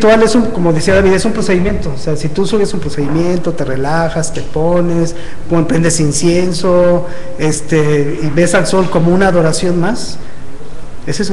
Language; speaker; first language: Spanish; native; Spanish